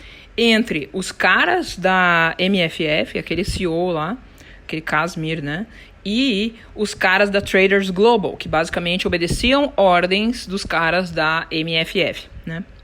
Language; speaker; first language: Portuguese; native; Portuguese